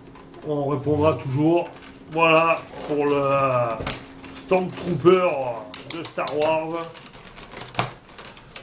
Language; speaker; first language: French; native; French